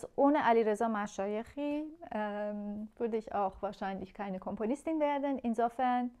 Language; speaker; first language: German; non-native, fluent; Persian